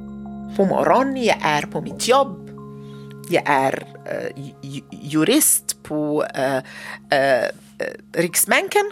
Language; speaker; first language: Swedish; non-native, learner; Arabic